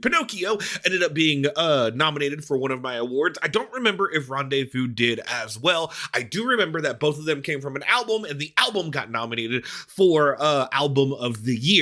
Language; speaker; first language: English; native; English